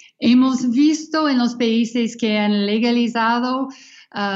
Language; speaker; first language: Spanish; non-native, fluent; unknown